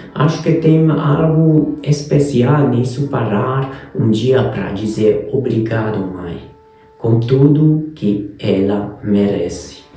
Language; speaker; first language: Portuguese; non-native, fluent; Hungarian